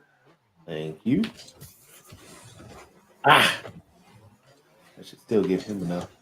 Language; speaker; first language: English; native; English